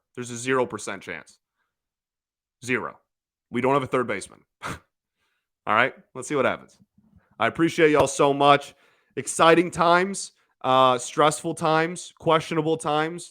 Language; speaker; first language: English; native; English